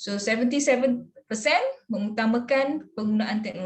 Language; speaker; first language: Malay; native; Malay